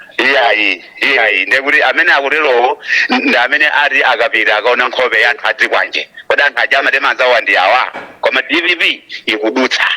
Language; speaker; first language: Nyanja; native; Nyanja